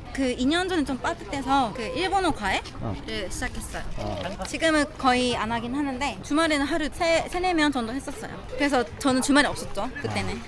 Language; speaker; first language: Korean; non-native, fluent; Japanese